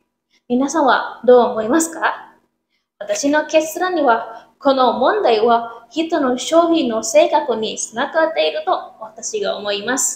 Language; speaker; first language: Japanese; non-native, learner; Indonesian